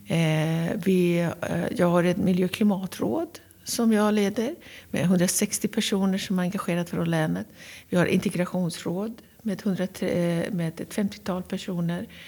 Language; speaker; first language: Swedish; non-native, fluent; Persian